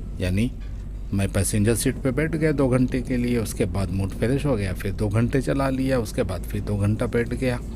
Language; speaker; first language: Hindi; native; Hindi